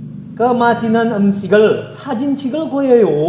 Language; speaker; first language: Korean; non-native, fluent; Indonesian